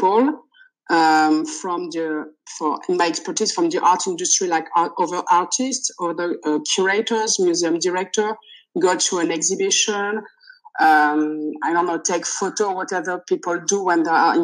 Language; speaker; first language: English; non-native, fluent; French